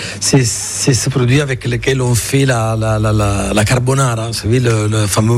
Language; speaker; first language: French; non-native, fluent; Italian